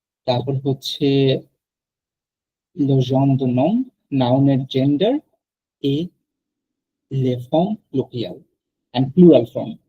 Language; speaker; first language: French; non-native, fluent; Bangla